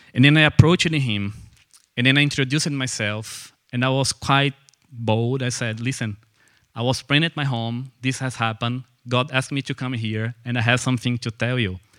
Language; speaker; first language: English; non-native, fluent; Portuguese